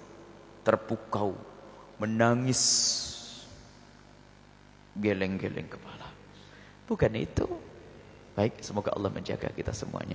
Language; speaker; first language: Indonesian; native; Indonesian